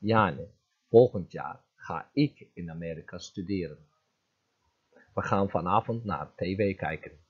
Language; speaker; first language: Dutch; non-native, fluent; Turkish